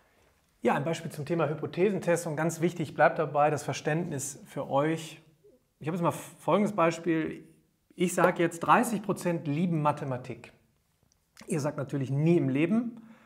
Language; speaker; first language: German; native; German